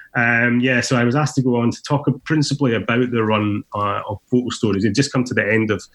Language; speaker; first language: English; native; English